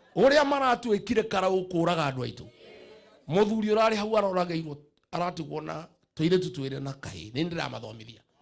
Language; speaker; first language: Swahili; non-native, local second language; Kikuyu